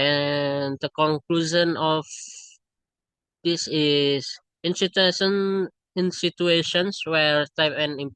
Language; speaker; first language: English; non-native, learner; Indonesian